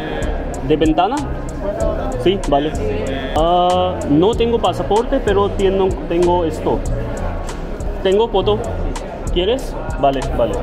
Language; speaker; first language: Spanish; non-native, learner; Hindi